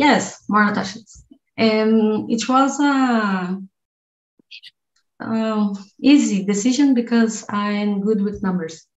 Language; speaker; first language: English; non-native, learner; Portuguese